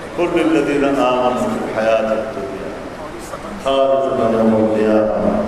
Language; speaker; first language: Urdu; non-native, local second language; Pashto